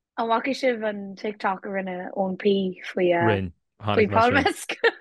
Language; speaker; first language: Irish; non-native, local second language; English